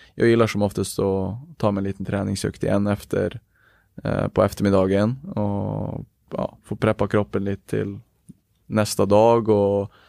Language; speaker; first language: Swedish; non-native, fluent; Norwegian